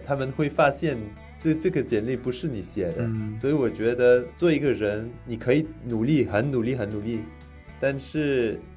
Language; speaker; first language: Chinese; non-native, fluent; French